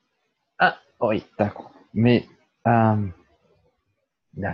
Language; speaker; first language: French; non-native, fluent; Portuguese